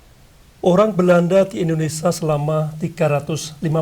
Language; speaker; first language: Indonesian; non-native, local second language; Javanese